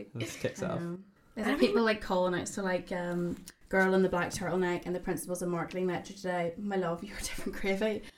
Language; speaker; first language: English; native; English